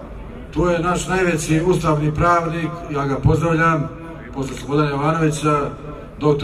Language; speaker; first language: Bosnian; native; Bosnian